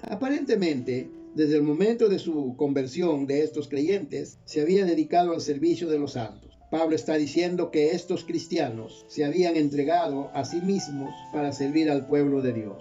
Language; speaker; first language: Spanish; native; Spanish